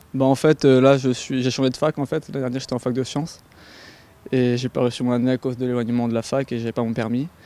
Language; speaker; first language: French; native; French